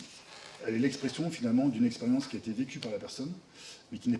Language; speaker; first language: French; native; French